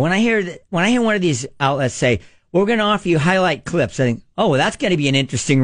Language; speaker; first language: English; native; English